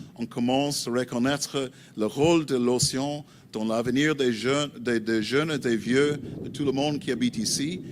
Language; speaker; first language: French; non-native, learner; English